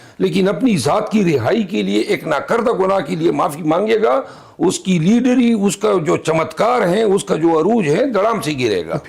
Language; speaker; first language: Urdu; non-native, local second language; Pashto